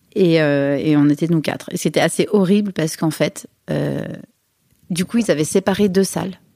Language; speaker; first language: French; native; French